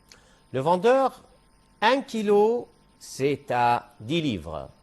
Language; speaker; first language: French; non-native, fluent; Arabic